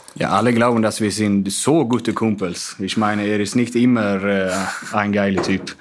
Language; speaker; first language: German; non-native, fluent; Swedish